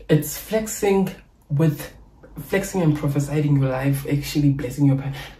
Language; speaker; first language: English; non-native, local second language; Zulu